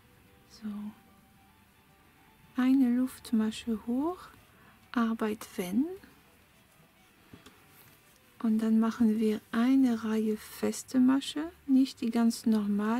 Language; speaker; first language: German; non-native, fluent; French